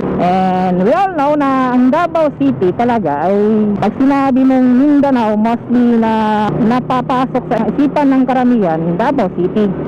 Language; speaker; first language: Filipino; non-native, local second language; Cebuano